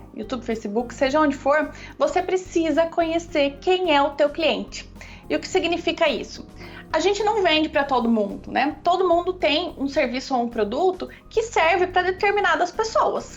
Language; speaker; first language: Portuguese; native; Portuguese